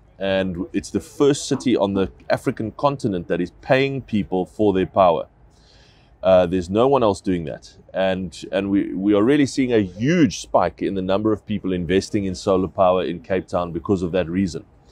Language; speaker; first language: English; native; English